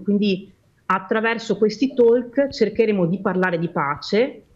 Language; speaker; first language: Italian; native; Italian